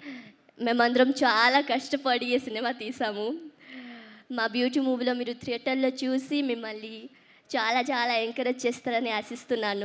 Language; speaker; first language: Telugu; early bilingual, heritage; Telugu